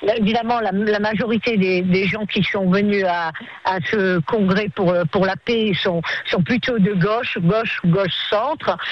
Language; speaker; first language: French; native; French